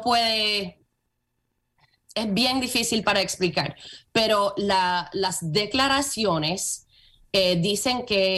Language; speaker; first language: Spanish; early bilingual, heritage; Spanish